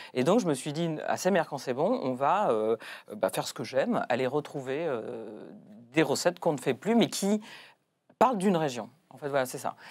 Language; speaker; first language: French; native; French